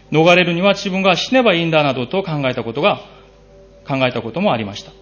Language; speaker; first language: Japanese; non-native, fluent; Korean